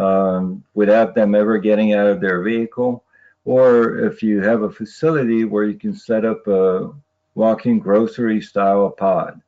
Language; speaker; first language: English; native; English